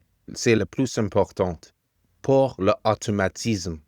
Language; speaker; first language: French; non-native, fluent; English